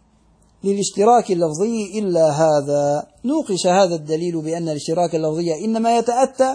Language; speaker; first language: Arabic; native; Arabic